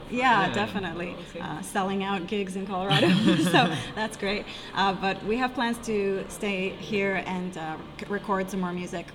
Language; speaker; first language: English; non-native, fluent; Hebrew